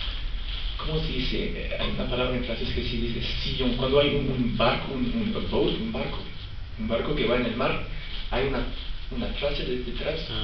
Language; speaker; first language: Spanish; non-native, fluent; French